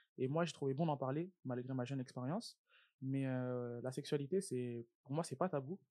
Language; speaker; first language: French; native; French